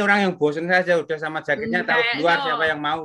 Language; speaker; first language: Indonesian; native; Indonesian